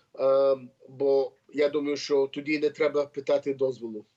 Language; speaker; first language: Ukrainian; early bilingual, heritage; Ukrainian